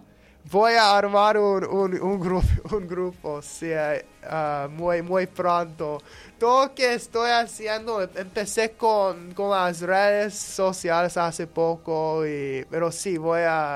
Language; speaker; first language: Spanish; non-native, fluent; English